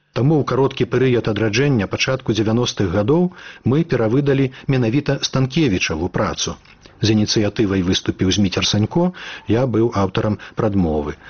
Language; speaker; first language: Belarusian; native; Belarusian